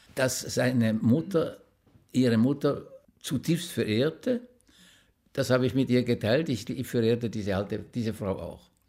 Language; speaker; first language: German; native; German